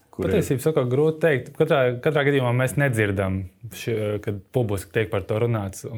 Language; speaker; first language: Latvian; native; Latvian